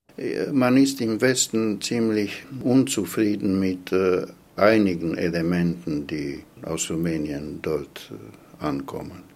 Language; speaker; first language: German; non-native, fluent; Romanian